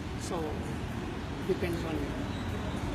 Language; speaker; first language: English; non-native, learner; Indonesian